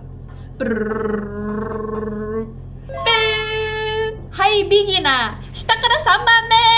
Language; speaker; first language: Japanese; native; Japanese